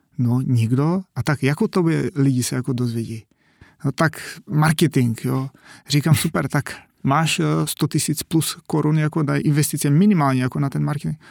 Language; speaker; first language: Czech; non-native, fluent; Macedonian